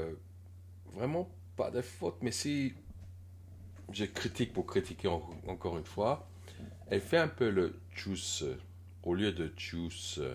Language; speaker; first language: French; non-native, fluent; Korean